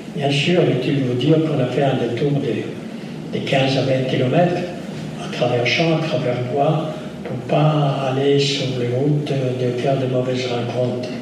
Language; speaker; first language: French; non-native, fluent; Yiddish